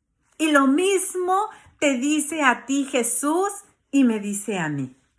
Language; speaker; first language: Spanish; native; Spanish